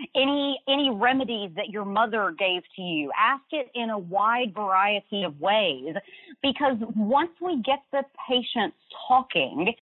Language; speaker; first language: English; native; English